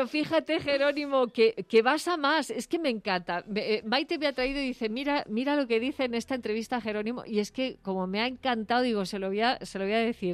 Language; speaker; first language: Spanish; native; Spanish